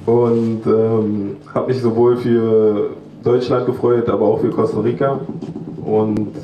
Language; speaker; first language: German; early bilingual, other home language; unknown